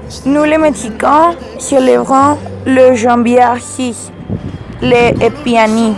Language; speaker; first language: French; non-native, learner; Spanish